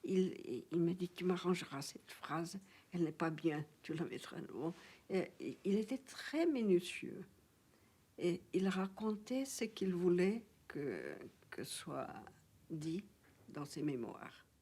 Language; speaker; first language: French; non-native, fluent; Portuguese